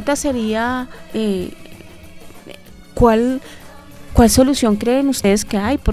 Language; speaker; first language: Spanish; native; Spanish